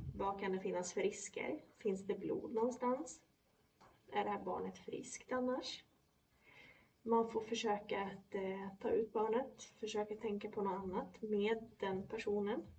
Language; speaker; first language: Swedish; early bilingual, other home language; Polish